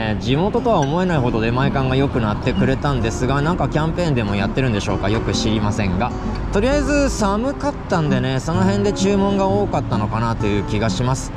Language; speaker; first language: Japanese; native; Japanese